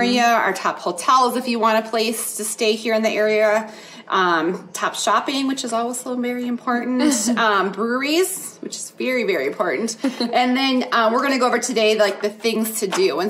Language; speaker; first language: English; native; English